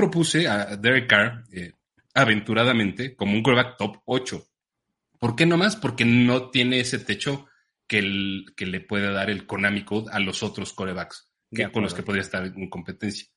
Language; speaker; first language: Spanish; native; Spanish